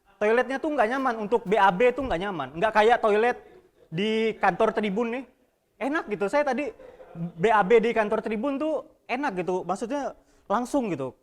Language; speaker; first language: Indonesian; native; Indonesian